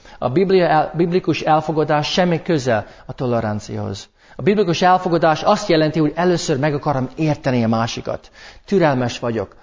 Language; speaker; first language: Hungarian; non-native, fluent; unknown